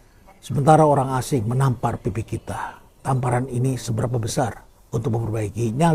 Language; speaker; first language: Indonesian; native; Indonesian